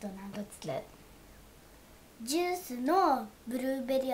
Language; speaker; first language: Japanese; early bilingual, other home language; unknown